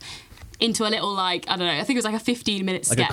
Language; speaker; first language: English; native; English